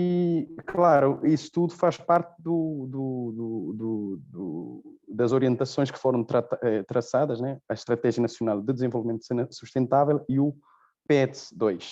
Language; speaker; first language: Portuguese; non-native, local second language; Kabuverdianu